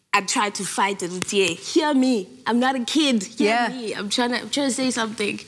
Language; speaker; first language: English; non-native, local second language; Zulu